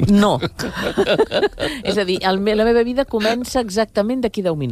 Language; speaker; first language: Catalan; native; Catalan